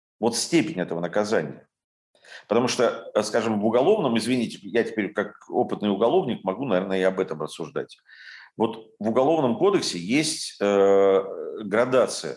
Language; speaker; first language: Russian; native; Russian